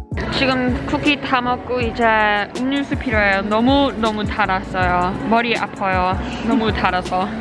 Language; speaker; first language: Korean; early bilingual, heritage; English